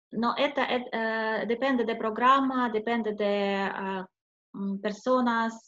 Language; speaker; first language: Spanish; non-native, learner; Russian